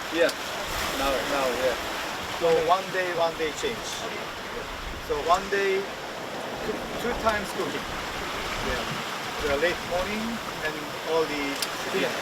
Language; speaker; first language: English; non-native, learner; Korean